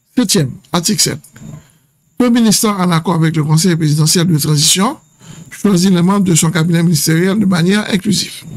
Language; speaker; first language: French; non-native, local second language; Haitian Creole